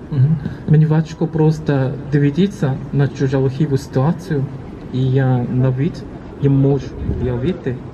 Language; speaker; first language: Ukrainian; non-native, learner; Korean